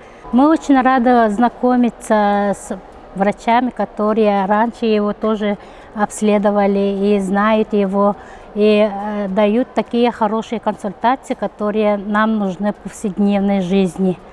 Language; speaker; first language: Russian; non-native, local second language; Yakut